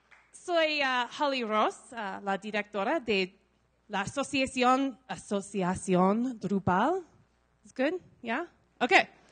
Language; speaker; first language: Spanish; non-native, learner; English